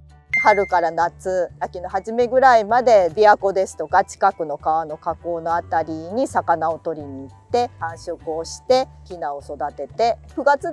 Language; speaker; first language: Japanese; native; Japanese